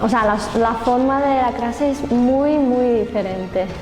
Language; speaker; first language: Spanish; non-native, learner; Chinese